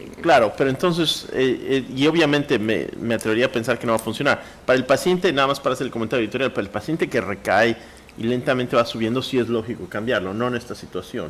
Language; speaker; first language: Spanish; native; Spanish